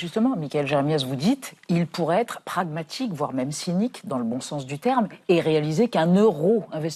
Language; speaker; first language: French; native; French